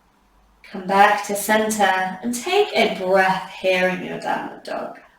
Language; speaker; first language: English; native; English